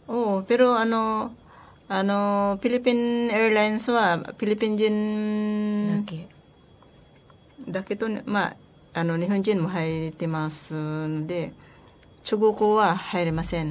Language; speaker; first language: Japanese; non-native, learner; Filipino